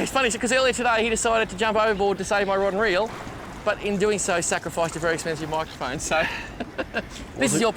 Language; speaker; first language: English; native; English